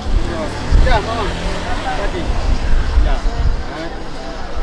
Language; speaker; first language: Vietnamese; non-native, learner; Portuguese